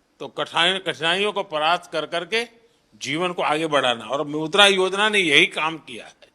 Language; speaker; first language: Hindi; native; Hindi